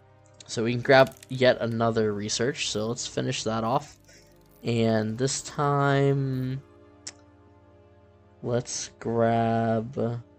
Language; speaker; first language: English; native; English